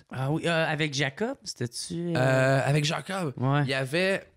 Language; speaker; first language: French; native; French